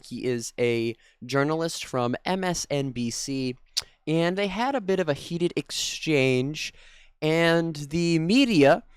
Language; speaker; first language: English; native; English